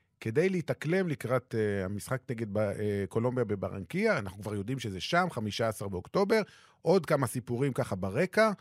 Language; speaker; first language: Hebrew; native; Hebrew